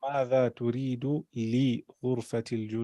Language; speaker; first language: Arabic; non-native, fluent; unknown